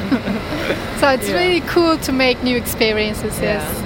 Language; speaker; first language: English; non-native, learner; Turkish